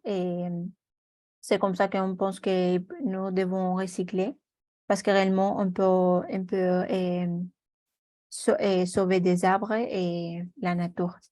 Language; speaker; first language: French; non-native, learner; Spanish